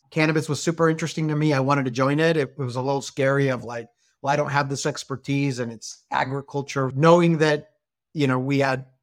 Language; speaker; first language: English; non-native, fluent; Spanish